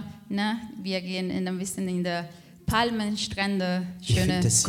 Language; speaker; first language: German; non-native, fluent; Spanish